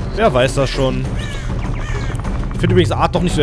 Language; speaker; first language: German; native; German